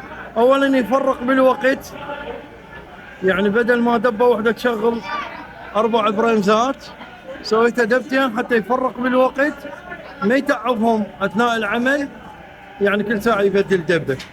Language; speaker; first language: Arabic; native; Arabic